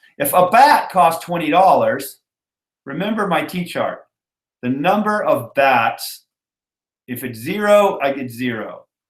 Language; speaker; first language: English; native; English